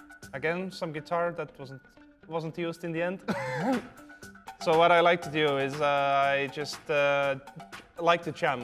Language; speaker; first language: English; non-native, fluent; Estonian